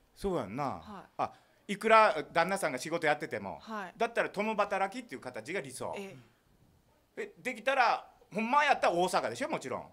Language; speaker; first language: Japanese; native; Japanese